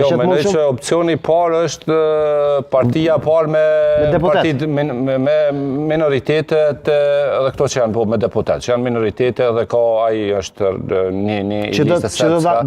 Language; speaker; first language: Albanian; native; Albanian